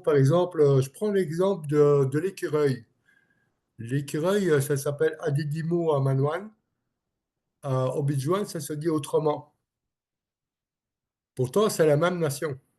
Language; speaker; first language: French; non-native, local second language; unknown